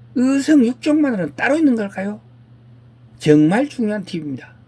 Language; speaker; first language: Korean; native; Korean